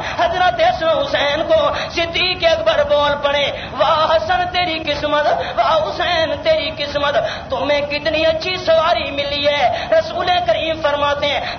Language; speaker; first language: Urdu; non-native, local second language; Punjabi